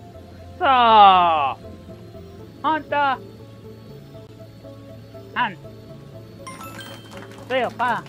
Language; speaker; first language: Japanese; non-native, learner; English